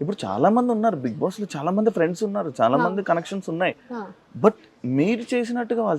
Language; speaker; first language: Telugu; native; Telugu